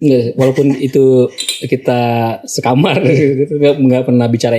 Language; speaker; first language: Indonesian; native; Indonesian